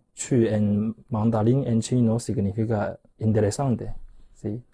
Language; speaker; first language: Spanish; non-native, fluent; Chinese